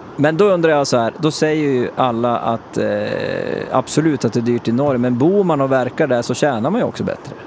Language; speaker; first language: Swedish; native; Swedish